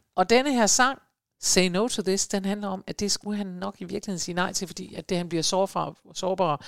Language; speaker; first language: Danish; native; Danish